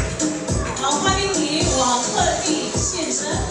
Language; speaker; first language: Chinese; early bilingual, heritage; Chinese